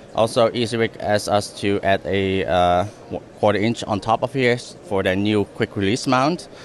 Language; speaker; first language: English; non-native, fluent; Dutch